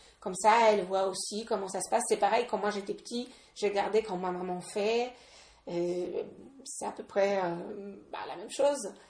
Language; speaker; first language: French; non-native, fluent; Polish